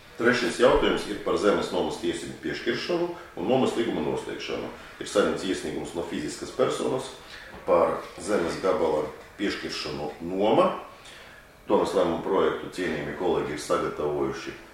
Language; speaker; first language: Latvian; non-native, local second language; Russian